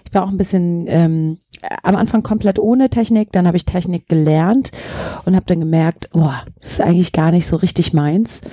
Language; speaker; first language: German; early bilingual, other home language; Turkish